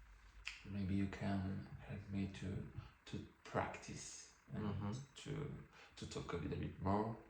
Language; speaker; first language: English; non-native, learner; French